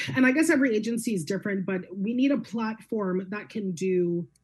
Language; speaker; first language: English; native; English